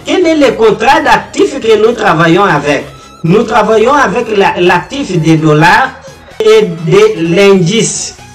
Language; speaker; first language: French; non-native, learner; Portuguese